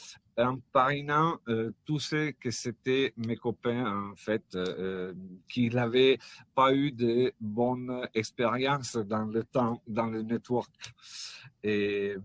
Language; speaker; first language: French; non-native, fluent; Italian